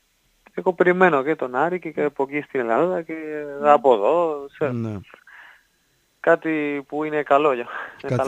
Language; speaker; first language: Greek; non-native, learner; Spanish